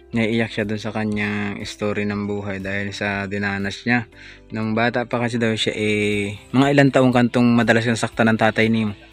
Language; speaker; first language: Filipino; non-native, local second language; Cebuano